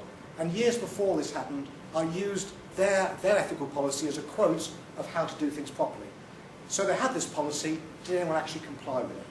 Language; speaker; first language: English; native; English